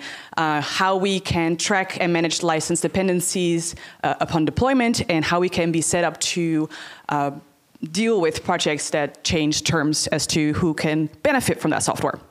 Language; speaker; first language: English; non-native, fluent; Dutch